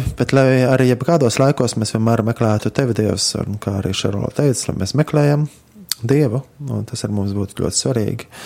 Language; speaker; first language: Latvian; native; Latvian